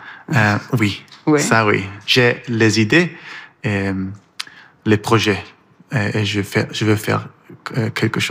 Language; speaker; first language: French; non-native, learner; Persian